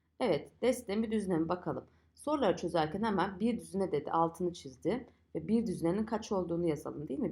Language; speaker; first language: Turkish; native; Turkish